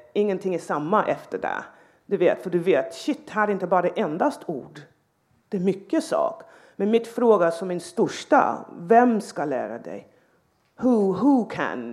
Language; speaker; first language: Swedish; non-native, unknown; English